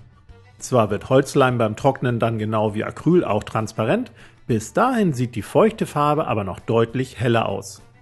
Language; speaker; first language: German; native; German